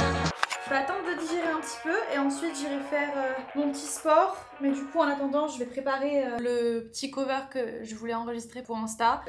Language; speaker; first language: French; native; French